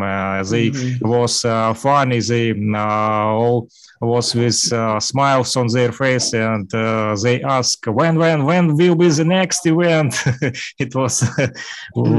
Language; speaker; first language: English; non-native, learner; Russian